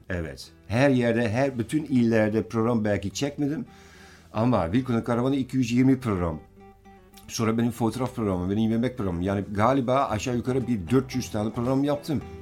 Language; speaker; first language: Turkish; non-native, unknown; Dutch